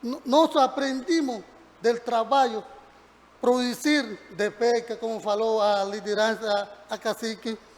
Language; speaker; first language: Portuguese; non-native, learner; Spanish